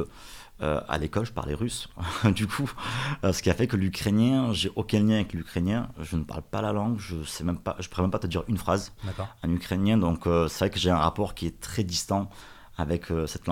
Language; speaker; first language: French; early bilingual, other home language; Russian